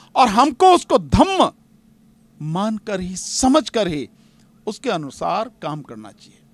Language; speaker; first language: Hindi; native; Hindi